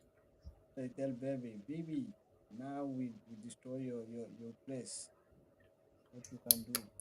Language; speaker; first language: English; non-native, fluent; Arabic